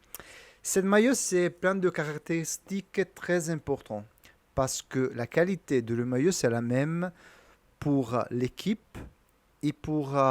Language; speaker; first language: French; non-native, learner; Italian